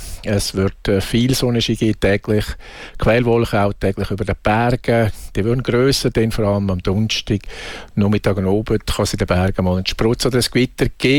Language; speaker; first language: German; native; German